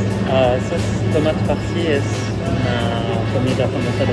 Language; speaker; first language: Spanish; non-native, learner; French